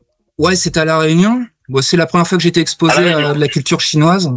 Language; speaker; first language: French; native; French